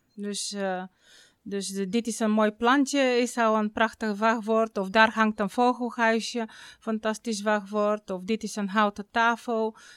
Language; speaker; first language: Dutch; non-native, fluent; Bulgarian